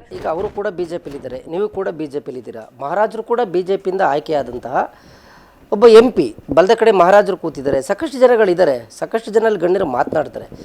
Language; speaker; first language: Kannada; native; Kannada